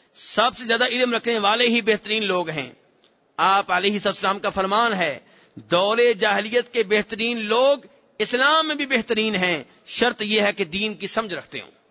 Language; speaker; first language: Urdu; native; Urdu